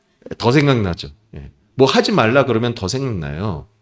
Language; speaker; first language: Korean; native; Korean